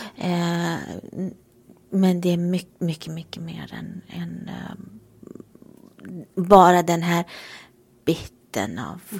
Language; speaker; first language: Swedish; non-native, fluent; Romanian